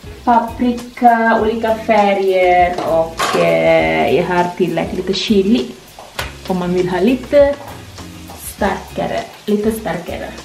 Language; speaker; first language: Swedish; non-native, learner; Indonesian